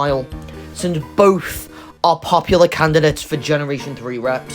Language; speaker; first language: English; native; English